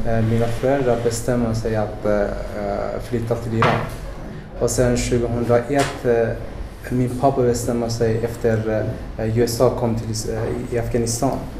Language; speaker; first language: Swedish; non-native, learner; Persian